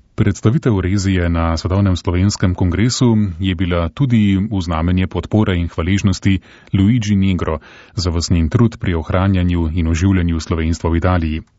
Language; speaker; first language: Slovenian; native; Slovenian